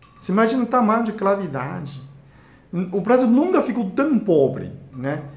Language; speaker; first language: Portuguese; non-native, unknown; Chinese